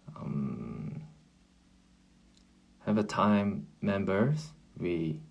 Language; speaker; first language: English; non-native, learner; Korean